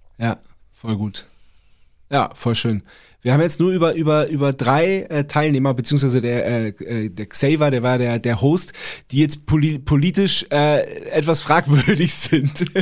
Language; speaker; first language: German; native; German